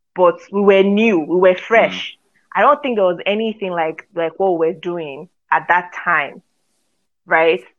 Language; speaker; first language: English; non-native, local second language; Yoruba